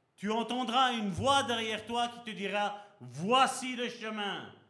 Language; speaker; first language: French; native; French